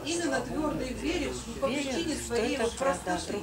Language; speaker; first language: Russian; native; Russian